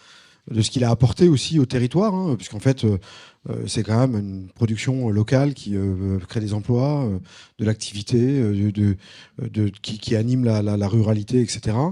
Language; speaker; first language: French; native; French